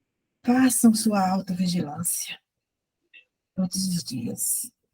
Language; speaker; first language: Portuguese; native; Portuguese